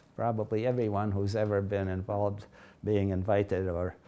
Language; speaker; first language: English; early bilingual, other home language; Latvian